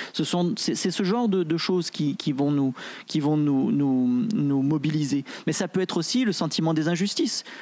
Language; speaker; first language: French; native; French